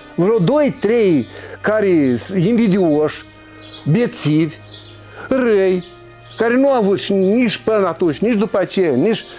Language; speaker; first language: Romanian; native; Romanian